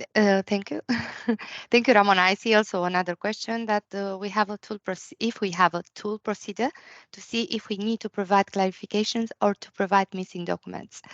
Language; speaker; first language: English; non-native, fluent; Romanian